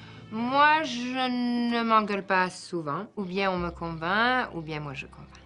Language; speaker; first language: French; native; French